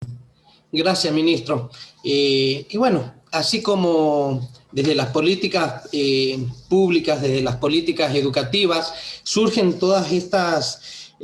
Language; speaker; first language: Spanish; native; Spanish